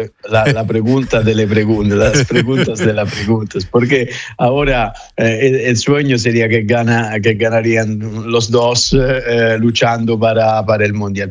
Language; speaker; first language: Spanish; non-native, fluent; Italian